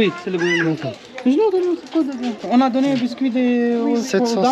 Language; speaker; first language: French; non-native, fluent; Hindi